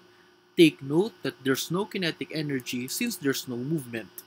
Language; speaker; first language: English; non-native, local second language; Filipino